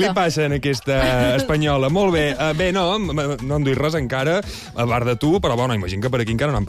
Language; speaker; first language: Catalan; native; Catalan